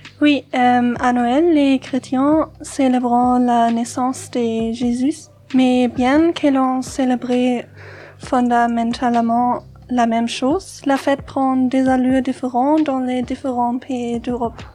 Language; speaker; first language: French; non-native, learner; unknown